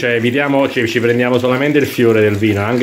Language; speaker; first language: Italian; native; Italian